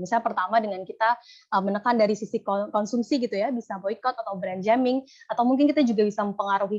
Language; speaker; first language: Indonesian; native; Indonesian